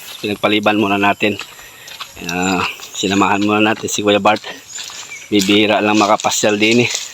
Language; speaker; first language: Filipino; non-native, local second language; Cebuano